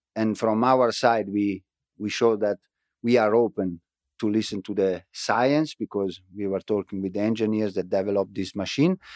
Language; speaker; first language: English; non-native, fluent; Italian